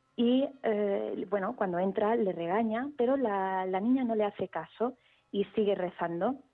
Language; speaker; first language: Spanish; early bilingual, heritage; Spanish